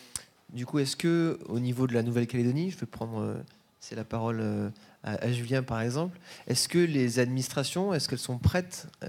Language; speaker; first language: French; native; French